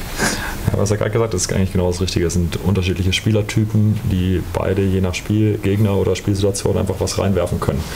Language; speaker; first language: German; native; German